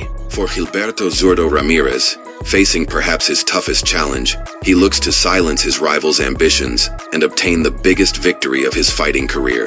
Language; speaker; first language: English; native; English